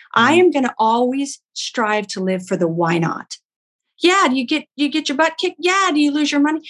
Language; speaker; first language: English; native; English